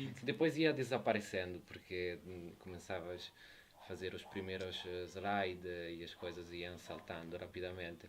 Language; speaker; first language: Portuguese; non-native, fluent; Italian